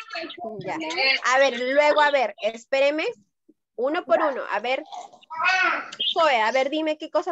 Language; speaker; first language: Spanish; native; Spanish